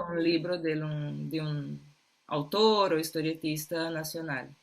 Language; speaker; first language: Spanish; non-native, fluent; Portuguese